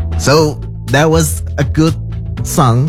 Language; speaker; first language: English; non-native, fluent; Indonesian